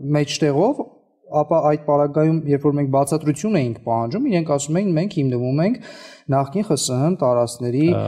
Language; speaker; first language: Armenian; native; Armenian